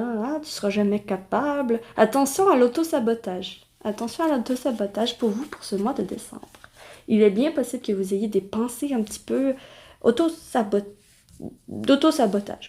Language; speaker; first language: French; native; French